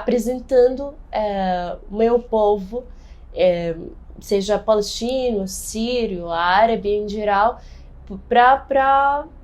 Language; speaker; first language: Portuguese; non-native, fluent; Arabic